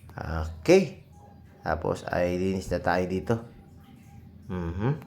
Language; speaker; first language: Filipino; native; Filipino